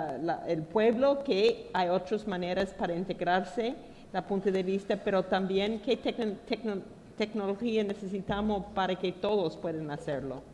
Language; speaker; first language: Spanish; non-native, fluent; English